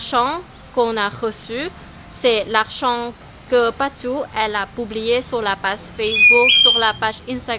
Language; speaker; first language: French; non-native, learner; Thai